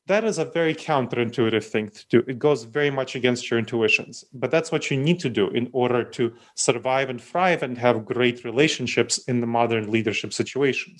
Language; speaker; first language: English; early bilingual, other home language; Romanian